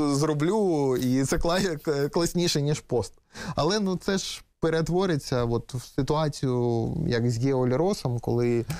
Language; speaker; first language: Ukrainian; native; Ukrainian